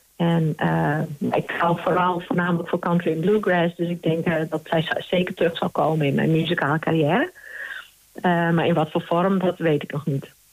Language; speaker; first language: Dutch; non-native, local second language; Western Frisian